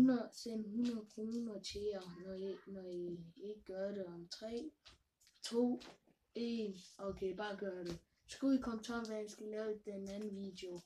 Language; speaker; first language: Danish; early bilingual, other home language; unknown